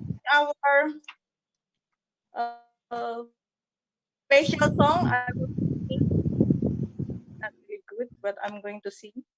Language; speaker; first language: English; non-native, fluent; Indonesian